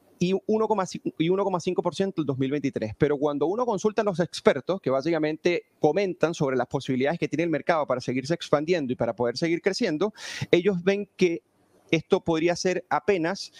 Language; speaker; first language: Spanish; native; Spanish